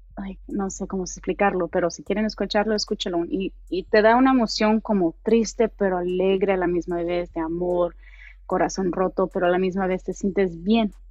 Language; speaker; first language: Spanish; early bilingual, heritage; Spanish